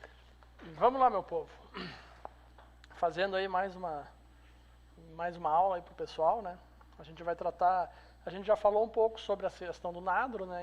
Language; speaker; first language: Portuguese; native; Portuguese